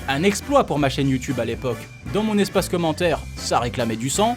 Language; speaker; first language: French; native; French